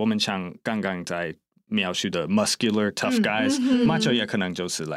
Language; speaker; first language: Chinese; non-native, fluent; English